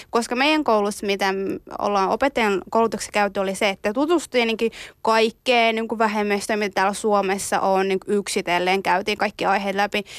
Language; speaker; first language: Finnish; early bilingual, other home language; Somali